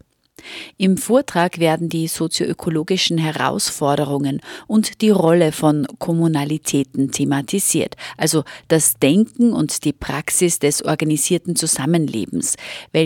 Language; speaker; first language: German; native; German